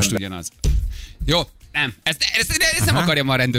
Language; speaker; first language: Hungarian; native; Hungarian